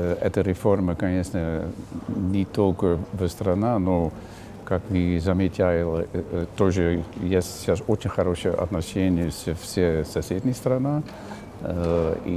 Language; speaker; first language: Russian; non-native, learner; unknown